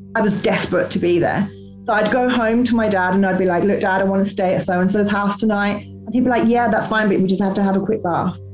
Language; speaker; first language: English; native; English